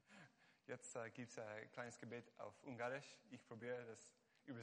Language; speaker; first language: German; non-native, fluent; Hungarian